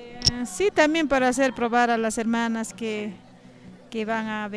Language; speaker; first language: Spanish; non-native, local second language; Quechua